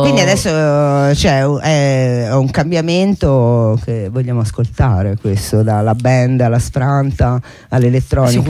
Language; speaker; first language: Italian; native; Italian